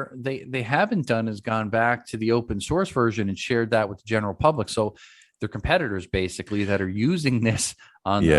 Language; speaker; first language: English; native; English